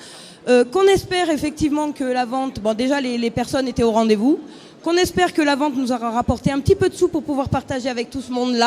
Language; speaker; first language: French; native; French